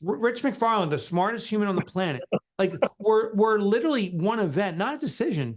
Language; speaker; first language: English; native; English